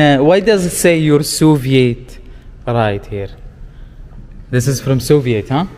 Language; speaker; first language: English; non-native, learner; Arabic